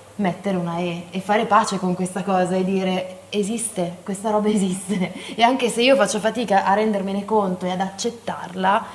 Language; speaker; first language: Italian; native; Italian